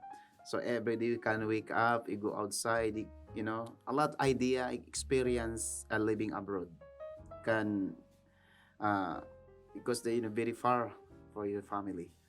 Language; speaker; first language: English; non-native, learner; Filipino